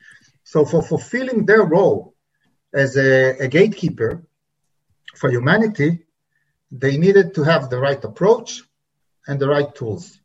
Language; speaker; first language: English; non-native, fluent; Hebrew